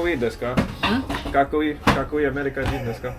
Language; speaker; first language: Japanese; non-native, learner; English